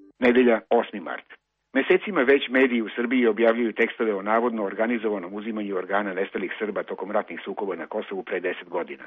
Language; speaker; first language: Croatian; native; Croatian